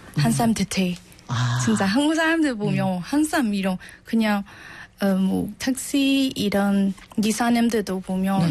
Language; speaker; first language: Korean; non-native, learner; Burmese